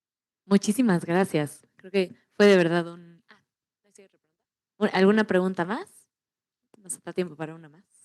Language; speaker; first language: Spanish; native; Spanish